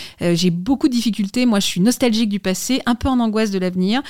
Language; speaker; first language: French; native; French